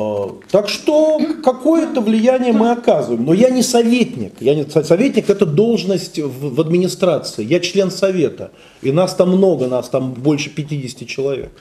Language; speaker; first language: Russian; native; Russian